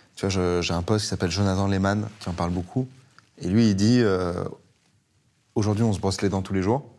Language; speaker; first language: French; early bilingual, other home language; Persian